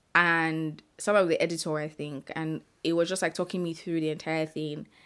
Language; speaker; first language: English; non-native, local second language; Yoruba